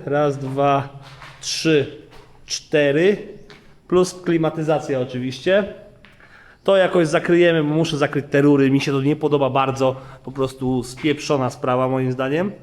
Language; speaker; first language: Polish; native; Polish